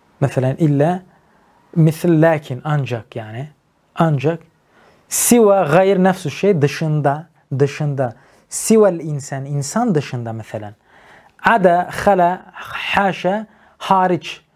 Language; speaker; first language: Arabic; non-native, learner; Turkish